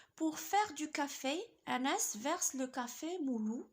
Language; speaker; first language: French; non-native, local second language; Arabic